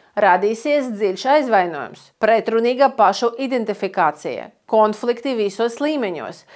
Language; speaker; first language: Latvian; non-native, local second language; Russian